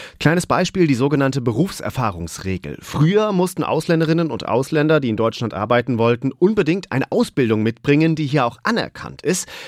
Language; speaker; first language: German; native; German